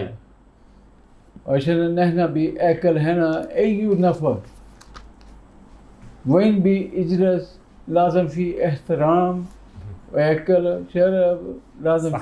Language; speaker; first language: Arabic; non-native, learner; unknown